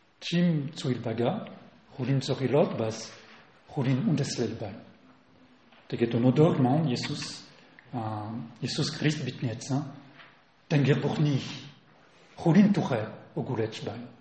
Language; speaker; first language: Mongolian; non-native, learner; French